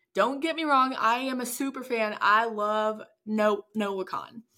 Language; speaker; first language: English; native; English